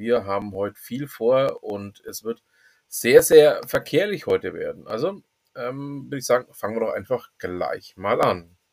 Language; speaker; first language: German; native; German